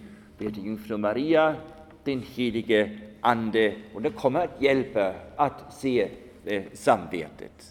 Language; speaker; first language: Swedish; non-native, fluent; German